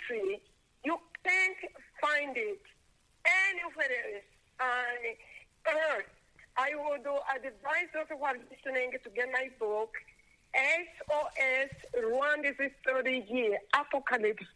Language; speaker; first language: English; non-native, local second language; Kinyarwanda